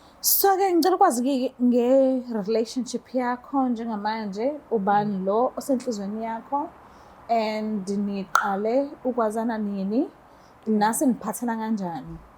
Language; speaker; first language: Zulu; native; Zulu